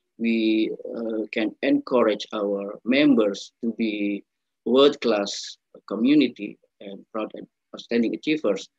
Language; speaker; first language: English; non-native, learner; Indonesian